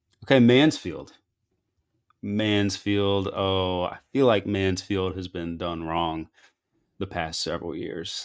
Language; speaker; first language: English; native; English